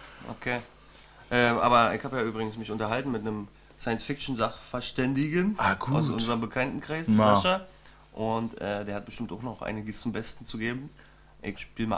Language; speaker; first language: German; native; German